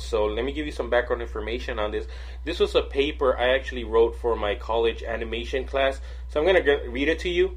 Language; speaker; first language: English; native; English